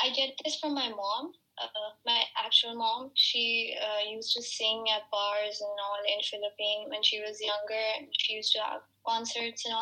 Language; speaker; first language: English; non-native, local second language; Urdu